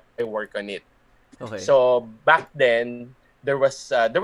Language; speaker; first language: English; non-native, local second language; Filipino